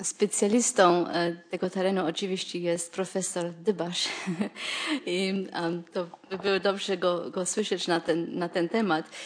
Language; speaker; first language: Polish; non-native, fluent; German